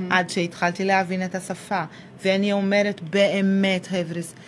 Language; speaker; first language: Hebrew; non-native, fluent; Portuguese